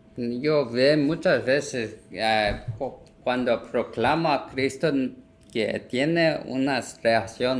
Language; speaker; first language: Spanish; non-native, learner; Korean